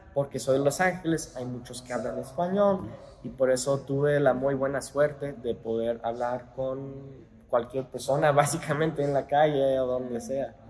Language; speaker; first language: Spanish; non-native, fluent; English